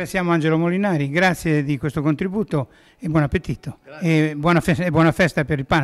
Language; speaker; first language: Italian; native; Italian